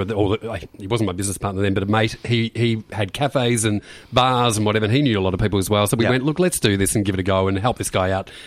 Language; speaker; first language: English; native; English